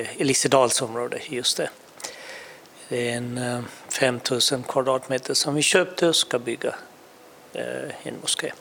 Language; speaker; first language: Swedish; non-native, fluent; Urdu